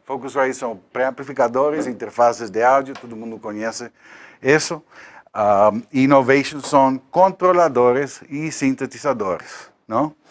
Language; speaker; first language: Portuguese; non-native, learner; Spanish